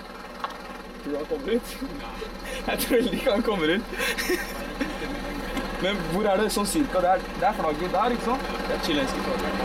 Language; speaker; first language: Norwegian; native; Norwegian